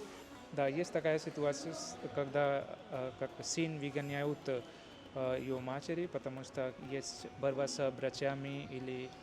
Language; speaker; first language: Russian; non-native, learner; Hindi